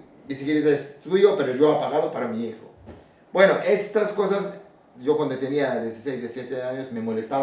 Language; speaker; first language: Spanish; non-native, learner; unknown